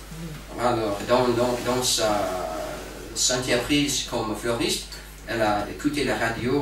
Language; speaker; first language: French; non-native, fluent; English